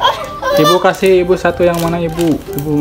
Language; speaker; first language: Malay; non-native, local second language; Sundanese